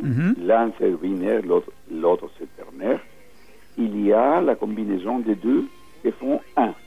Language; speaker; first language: French; non-native, fluent; Spanish